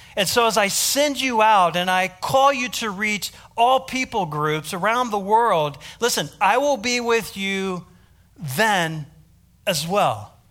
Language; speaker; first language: English; native; English